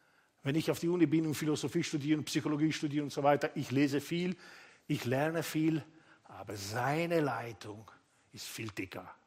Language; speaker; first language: German; non-native, fluent; Italian